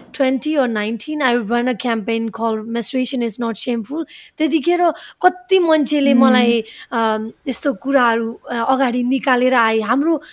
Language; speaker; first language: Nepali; early bilingual, heritage; Nepali